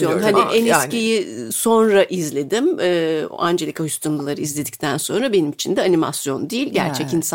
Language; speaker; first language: Turkish; native; Turkish